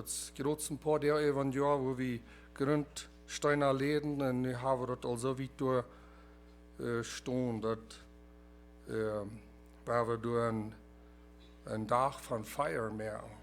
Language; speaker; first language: German; early bilingual, heritage; Plautdietsch